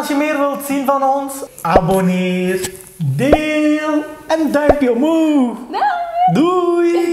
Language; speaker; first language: Dutch; early bilingual, other home language; Turkish